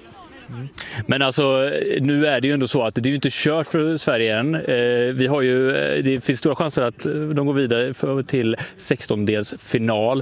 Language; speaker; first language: Swedish; native; Swedish